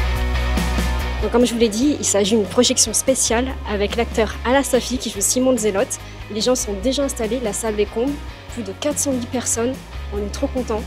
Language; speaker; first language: French; native; French